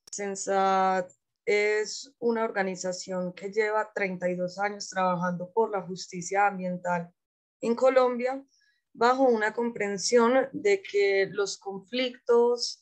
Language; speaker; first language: Spanish; native; Spanish